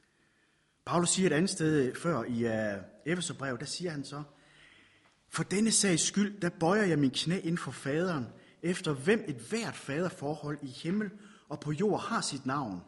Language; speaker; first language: Danish; native; Danish